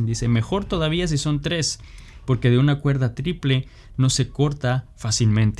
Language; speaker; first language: Spanish; native; Spanish